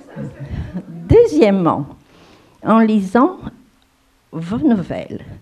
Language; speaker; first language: French; non-native, fluent; Romanian